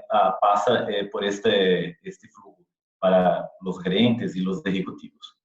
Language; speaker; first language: Spanish; non-native, fluent; Portuguese